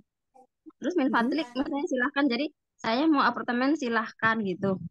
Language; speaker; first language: Indonesian; native; Indonesian